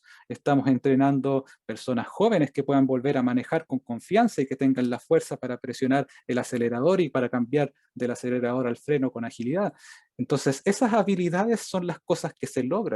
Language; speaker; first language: Spanish; native; Spanish